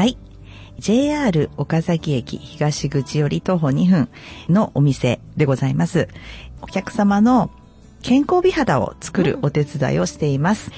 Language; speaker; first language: Japanese; native; Japanese